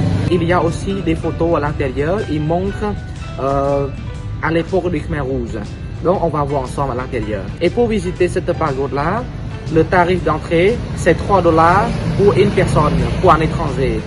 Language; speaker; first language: French; non-native, fluent; Khmer